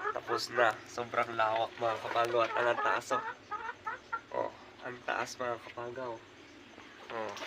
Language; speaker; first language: Filipino; native; Filipino